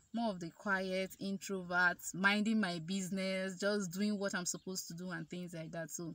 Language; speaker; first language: English; non-native, local second language; Igbo